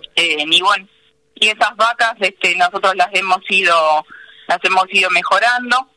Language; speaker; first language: Spanish; native; Spanish